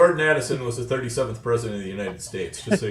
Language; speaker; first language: English; native; English